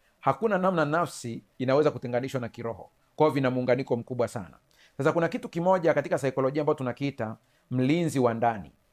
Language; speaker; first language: Swahili; native; Swahili